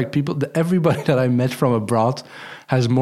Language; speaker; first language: English; non-native, fluent; Dutch